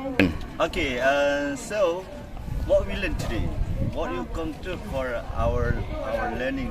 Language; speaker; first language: English; non-native, learner; Indonesian